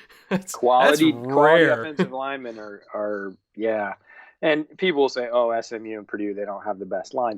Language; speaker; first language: English; native; English